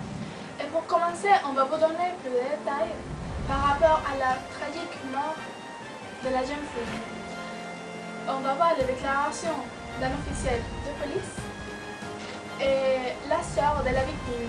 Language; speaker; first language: French; non-native, learner; Spanish